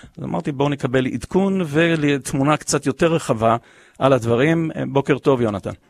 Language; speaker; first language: Hebrew; early bilingual, other home language; English